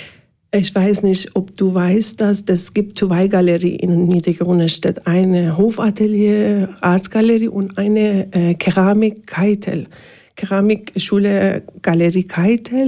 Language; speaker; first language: German; non-native, fluent; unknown